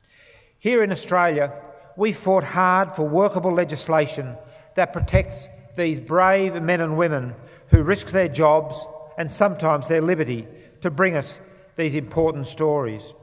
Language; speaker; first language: English; native; English